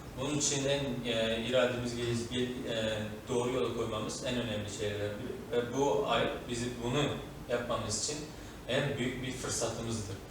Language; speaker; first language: Turkish; non-native, fluent; Uzbek